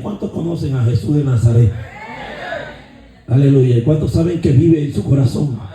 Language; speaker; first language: Spanish; native; Spanish